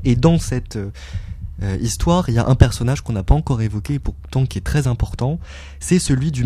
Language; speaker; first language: French; native; French